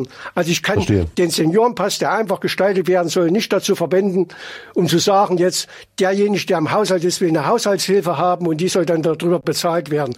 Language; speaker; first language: German; native; German